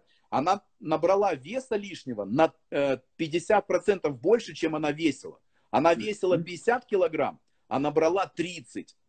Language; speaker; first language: Russian; native; Russian